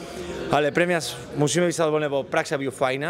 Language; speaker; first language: Polish; non-native, learner; Spanish